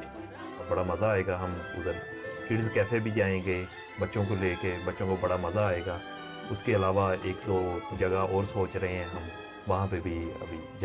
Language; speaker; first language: Hindi; non-native, local second language; Punjabi